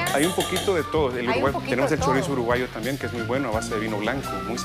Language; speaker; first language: Spanish; native; Spanish